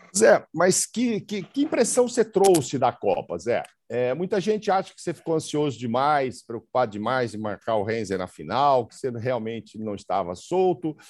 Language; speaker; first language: Portuguese; native; Portuguese